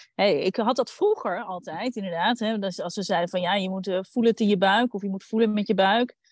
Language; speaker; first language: Dutch; native; Dutch